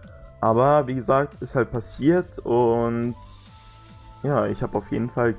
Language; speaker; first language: German; native; German